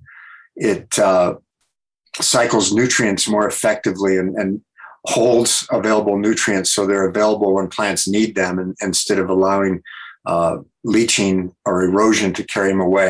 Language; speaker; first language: English; native; English